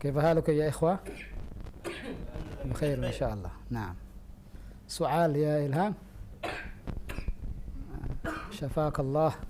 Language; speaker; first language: Arabic; non-native, fluent; Indonesian